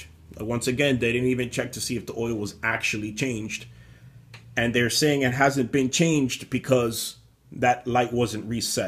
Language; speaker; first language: English; native; English